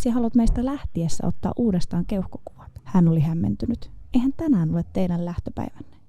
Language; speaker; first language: Finnish; native; Finnish